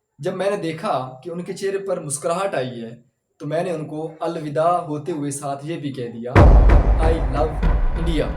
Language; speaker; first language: Urdu; non-native, local second language; Punjabi